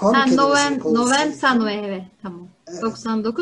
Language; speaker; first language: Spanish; non-native, learner; Turkish